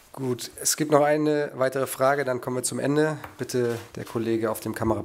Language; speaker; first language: German; native; German